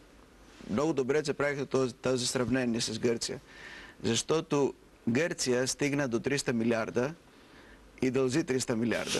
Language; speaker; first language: Bulgarian; non-native, fluent; Greek